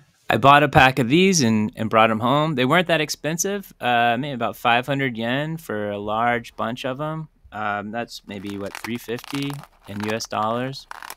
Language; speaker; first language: English; native; English